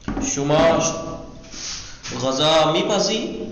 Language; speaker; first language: Persian; non-native, fluent; Urdu